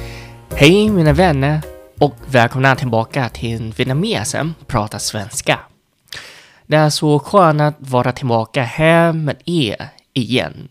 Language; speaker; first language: Swedish; non-native, fluent; Vietnamese